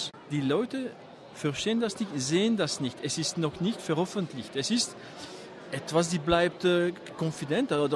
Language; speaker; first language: German; non-native, fluent; French